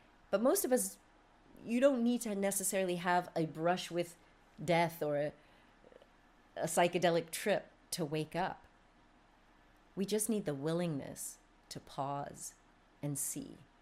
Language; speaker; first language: English; native; English